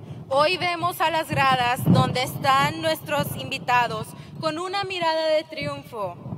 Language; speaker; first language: Spanish; early bilingual, heritage; Spanish